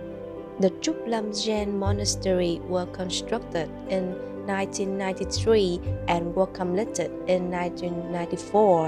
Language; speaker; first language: English; non-native, learner; Vietnamese